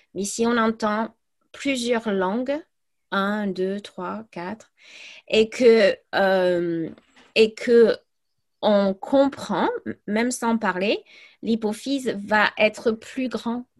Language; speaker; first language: French; early bilingual, other home language; English